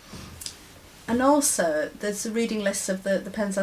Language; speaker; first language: English; native; English